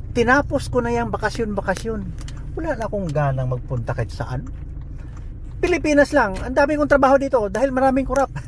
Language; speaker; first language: Filipino; non-native, local second language; Hiligaynon